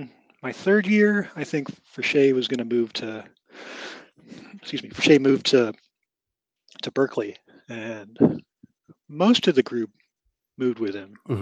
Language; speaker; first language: English; native; English